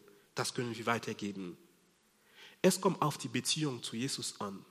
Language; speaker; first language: German; non-native, fluent; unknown